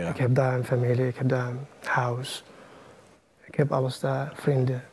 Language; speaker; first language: Dutch; non-native, learner; Arabic